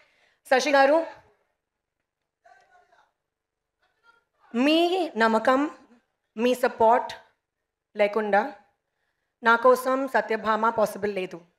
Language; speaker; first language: Telugu; non-native, local second language; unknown